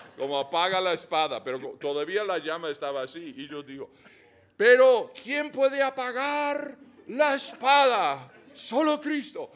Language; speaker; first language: Spanish; non-native, fluent; English